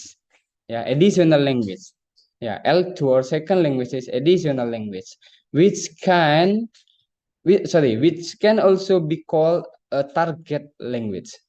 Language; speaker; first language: English; non-native, fluent; Indonesian